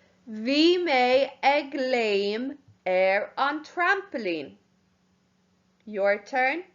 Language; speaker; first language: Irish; non-native, local second language; English